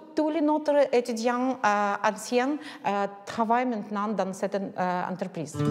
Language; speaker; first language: French; non-native, learner; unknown